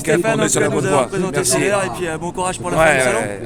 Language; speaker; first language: French; native; French